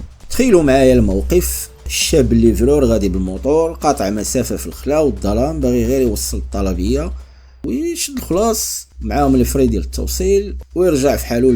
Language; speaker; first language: Arabic; native; Arabic